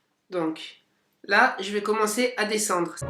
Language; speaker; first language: French; native; French